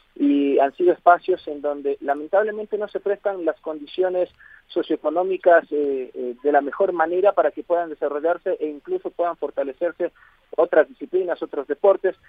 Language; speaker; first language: Spanish; native; Spanish